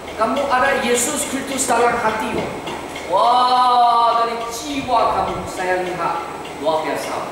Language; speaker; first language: Malay; non-native, local second language; Chinese